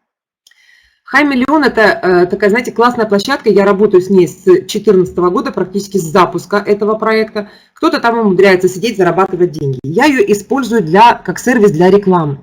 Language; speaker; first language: Russian; native; Russian